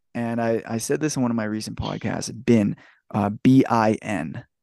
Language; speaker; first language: English; native; English